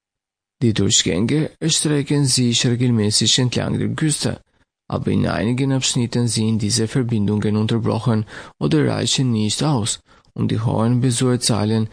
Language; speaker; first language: German; non-native, fluent; Albanian